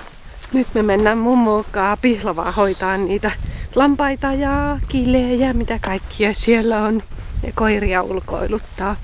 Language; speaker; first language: Finnish; native; Finnish